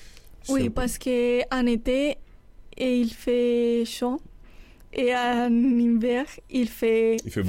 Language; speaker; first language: French; non-native, learner; Spanish